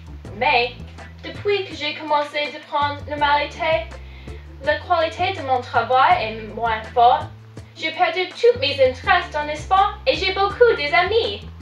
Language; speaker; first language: French; non-native, learner; English